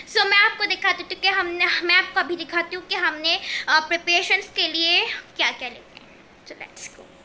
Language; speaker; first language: Hindi; non-native, local second language; Assamese